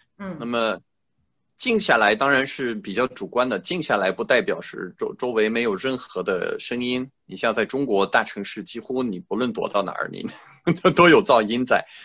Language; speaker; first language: Chinese; non-native, fluent; French